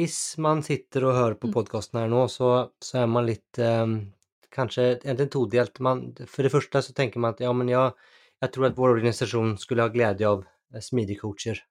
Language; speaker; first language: Norwegian; native; Norwegian